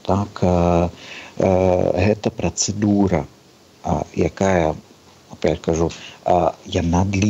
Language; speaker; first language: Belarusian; non-native, learner; Czech